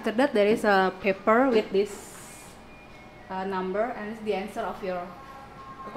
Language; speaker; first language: English; non-native, fluent; Indonesian